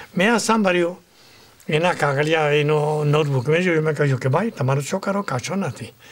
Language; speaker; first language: Gujarati; non-native, fluent; Spanish